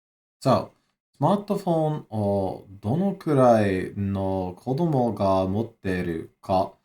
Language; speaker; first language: Japanese; non-native, learner; English